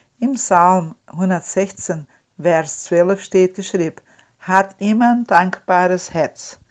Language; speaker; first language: German; non-native, learner; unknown